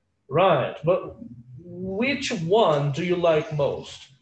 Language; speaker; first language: English; non-native, fluent; Portuguese